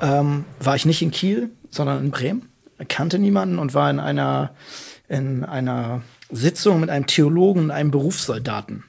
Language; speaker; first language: German; native; German